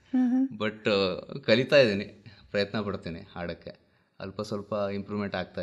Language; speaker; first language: Kannada; native; Kannada